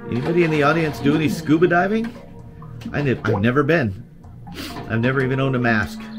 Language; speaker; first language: English; native; English